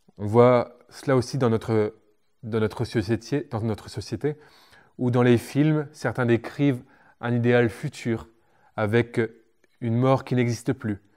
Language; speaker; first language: French; native; French